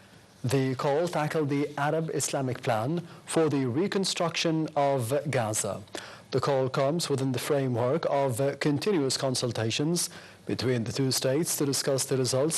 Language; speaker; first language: English; non-native, local second language; Arabic